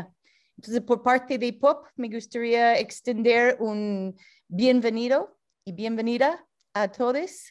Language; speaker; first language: Spanish; non-native, fluent; English